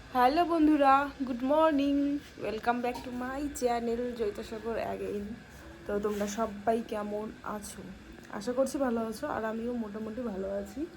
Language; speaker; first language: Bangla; non-native, local second language; Rangpuri